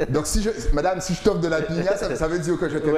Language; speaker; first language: French; native; French